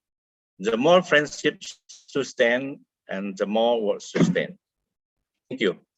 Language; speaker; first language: English; non-native, fluent; Indonesian